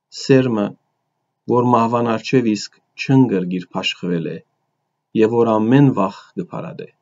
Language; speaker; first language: Armenian; early bilingual, heritage; Armenian